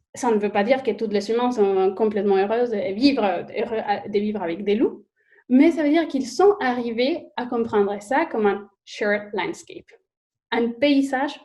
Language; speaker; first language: French; non-native, fluent; Spanish